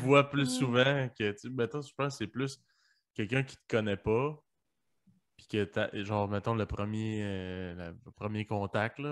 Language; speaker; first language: French; early bilingual, other home language; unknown